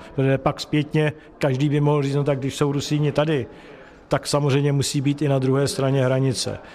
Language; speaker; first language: Czech; native; Czech